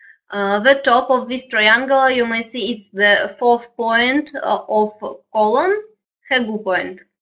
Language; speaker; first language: English; non-native, fluent; Russian